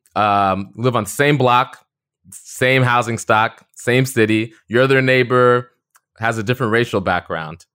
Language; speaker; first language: English; native; English